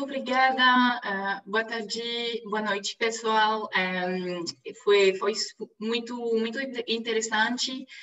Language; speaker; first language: Portuguese; non-native, fluent; French